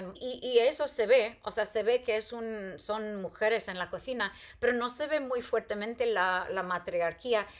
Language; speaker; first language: Spanish; non-native, fluent; English